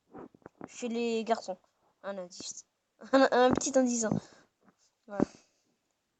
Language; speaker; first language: French; native; French